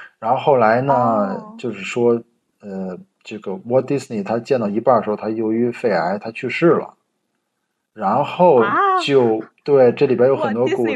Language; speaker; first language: Chinese; native; Chinese